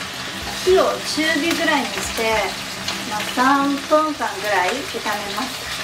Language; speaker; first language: Japanese; non-native, fluent; Chinese